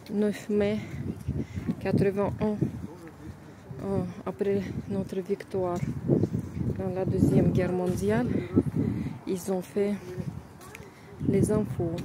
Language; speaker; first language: French; non-native, fluent; Russian